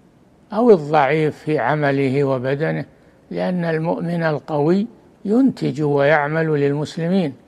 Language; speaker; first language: Arabic; native; Arabic